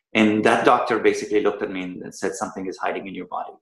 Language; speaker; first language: English; early bilingual, other home language; Persian